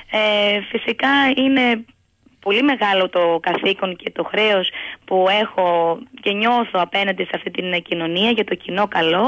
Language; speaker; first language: Greek; native; Greek